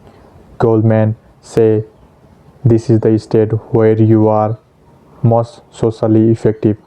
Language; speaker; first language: English; non-native, fluent; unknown